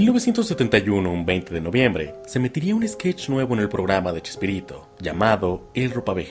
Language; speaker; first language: Spanish; native; Spanish